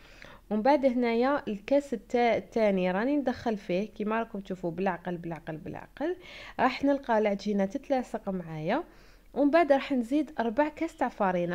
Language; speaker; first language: Arabic; native; Arabic